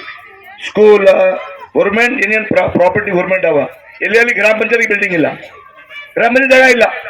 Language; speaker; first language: Kannada; non-native, local second language; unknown